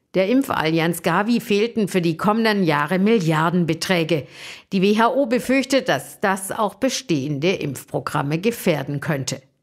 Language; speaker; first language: German; native; German